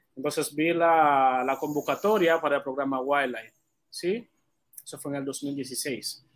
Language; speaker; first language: Spanish; non-native, fluent; Haitian Creole